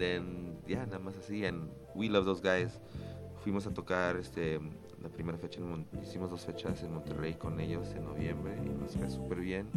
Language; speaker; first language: Spanish; early bilingual, other home language; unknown